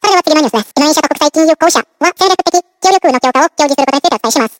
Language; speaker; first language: Japanese; non-native, fluent; Indonesian